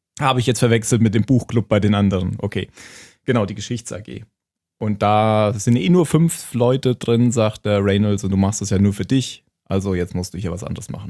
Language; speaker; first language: German; native; German